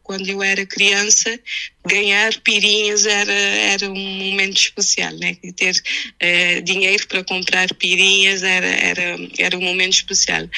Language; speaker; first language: Portuguese; non-native, local second language; Kabuverdianu